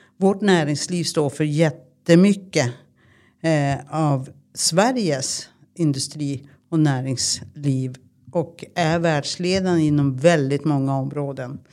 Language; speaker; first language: Swedish; native; Swedish